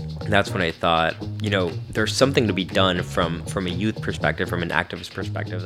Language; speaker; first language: English; early bilingual, other home language; Spanish